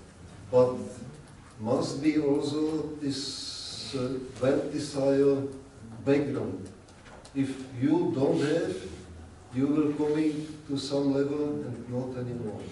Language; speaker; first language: English; non-native, learner; Czech